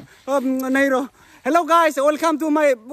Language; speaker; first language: Hindi; non-native, local second language; Bodo